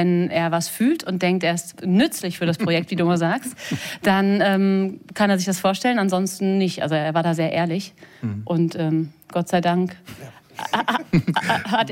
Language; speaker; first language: German; native; German